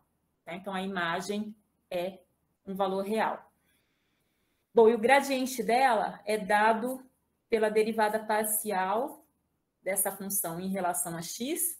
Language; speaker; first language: Portuguese; native; Portuguese